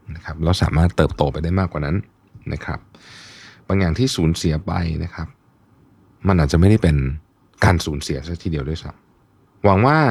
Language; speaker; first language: Thai; native; Thai